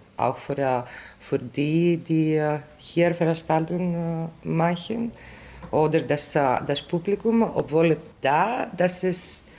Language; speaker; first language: German; non-native, fluent; Greek